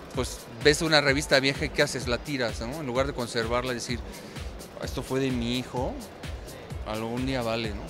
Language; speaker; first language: Spanish; native; Spanish